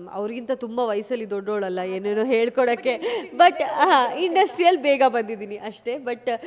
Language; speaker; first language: Kannada; non-native, local second language; Kodava